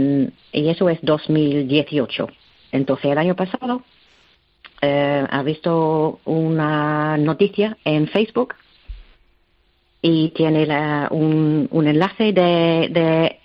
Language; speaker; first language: Spanish; non-native, learner; English